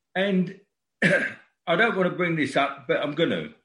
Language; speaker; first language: English; native; English